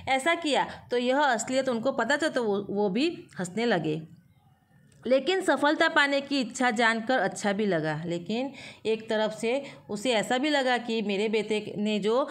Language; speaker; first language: Hindi; non-native, local second language; Gujarati